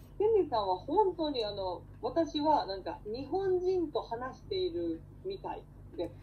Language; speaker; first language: Japanese; native; Japanese